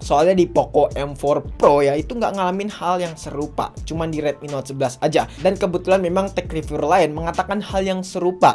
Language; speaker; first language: Indonesian; native; Indonesian